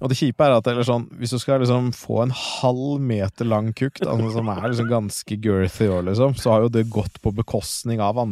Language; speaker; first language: Norwegian; native; Norwegian